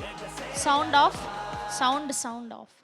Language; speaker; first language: Telugu; native; Telugu